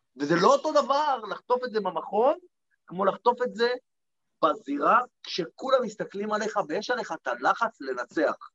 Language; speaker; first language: Hebrew; native; Hebrew